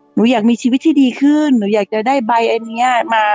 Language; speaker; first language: Thai; native; Thai